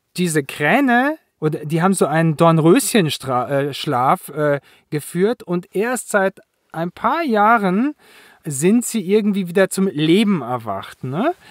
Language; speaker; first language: German; native; German